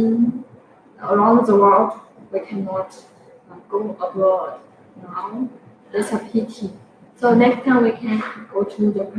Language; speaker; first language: English; non-native, fluent; Chinese